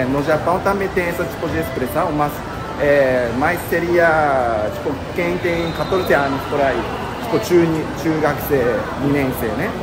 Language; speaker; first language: Portuguese; non-native, fluent; Japanese